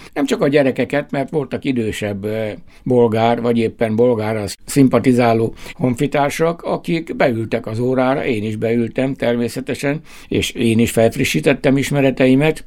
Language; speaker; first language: Hungarian; native; Hungarian